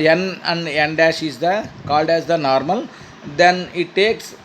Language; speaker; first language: English; non-native, local second language; Telugu